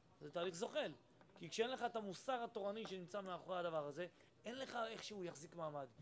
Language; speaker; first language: Hebrew; native; Hebrew